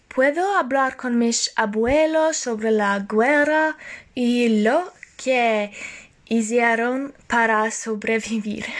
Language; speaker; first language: Spanish; non-native, learner; Norwegian